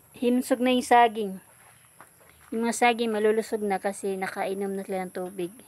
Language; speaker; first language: Filipino; non-native, local second language; Cebuano